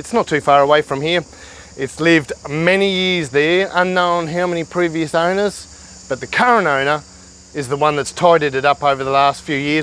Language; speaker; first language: English; native; English